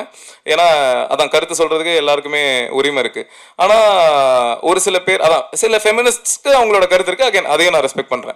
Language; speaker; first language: Tamil; native; Tamil